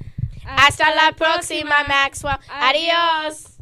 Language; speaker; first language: Spanish; non-native, learner; English